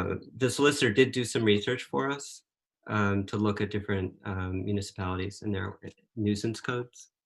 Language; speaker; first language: English; native; English